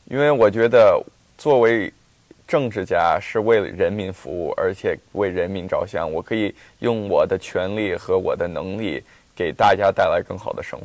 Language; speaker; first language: Chinese; early bilingual, heritage; Chinese